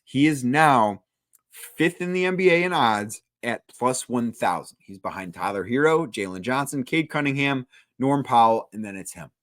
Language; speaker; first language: English; native; English